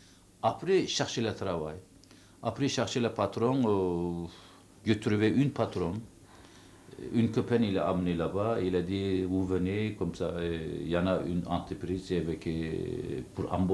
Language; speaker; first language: French; non-native, local second language; Turkish